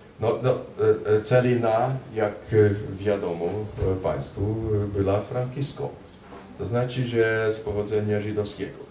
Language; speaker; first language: Polish; non-native, fluent; Hungarian